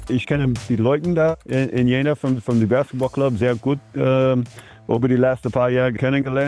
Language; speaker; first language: German; non-native, learner; English